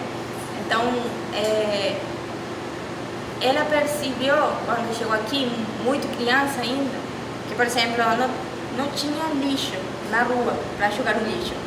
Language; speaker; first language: Portuguese; non-native, fluent; Spanish